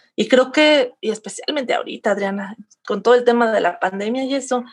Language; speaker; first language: Spanish; native; Spanish